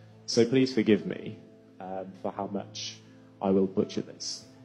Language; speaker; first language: English; native; English